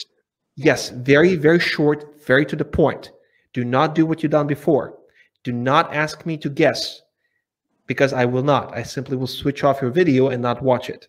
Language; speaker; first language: English; non-native, fluent; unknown